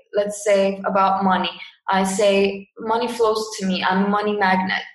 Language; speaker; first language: English; non-native, fluent; Greek